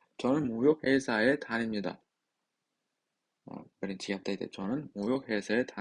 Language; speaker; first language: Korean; non-native, fluent; Uzbek